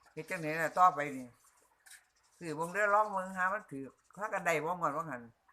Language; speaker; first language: Thai; native; Thai